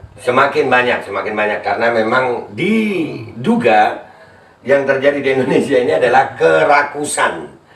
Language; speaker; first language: Indonesian; native; Indonesian